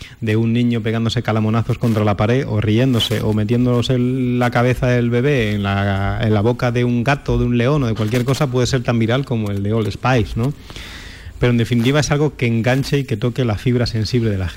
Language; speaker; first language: Spanish; native; Spanish